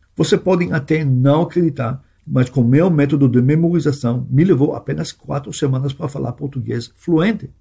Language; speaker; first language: Portuguese; non-native, fluent; Hebrew